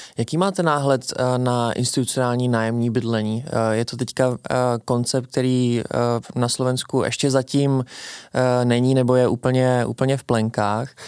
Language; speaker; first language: Czech; native; Czech